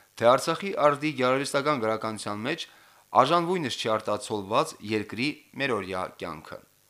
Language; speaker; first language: Armenian; native; Armenian